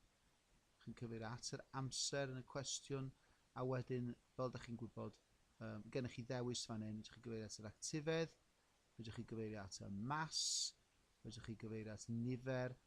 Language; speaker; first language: Welsh; native; Welsh